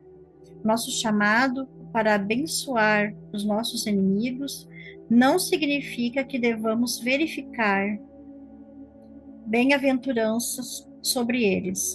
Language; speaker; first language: Portuguese; native; Portuguese